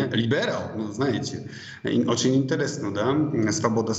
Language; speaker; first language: Russian; non-native, fluent; Polish